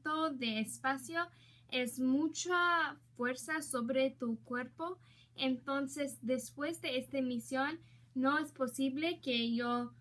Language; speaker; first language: Spanish; non-native, learner; English